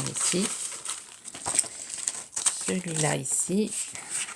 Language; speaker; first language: French; native; French